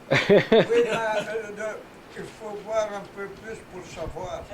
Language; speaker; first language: French; non-native, local second language; Dutch